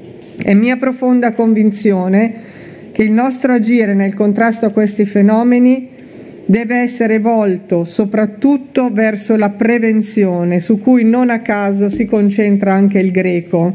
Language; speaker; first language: Italian; native; Italian